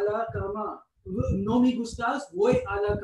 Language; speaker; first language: Spanish; non-native, learner; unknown